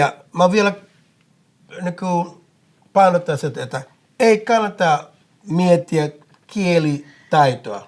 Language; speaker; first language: Finnish; non-native, fluent; English